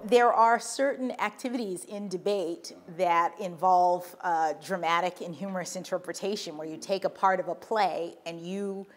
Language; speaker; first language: English; native; English